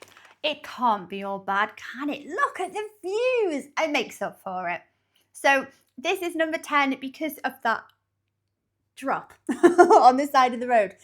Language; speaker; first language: English; native; English